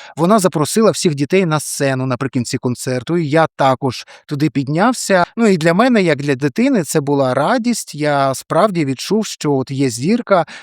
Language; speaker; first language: Ukrainian; native; Ukrainian